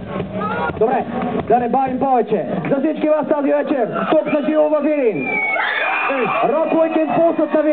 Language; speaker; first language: Bulgarian; native; Bulgarian